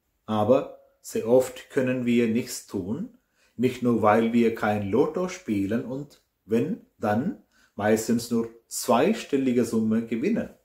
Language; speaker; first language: German; non-native, fluent; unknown